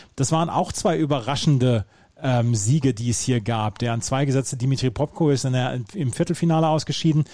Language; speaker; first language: German; native; German